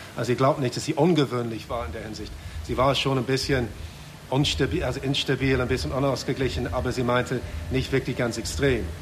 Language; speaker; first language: German; non-native, fluent; English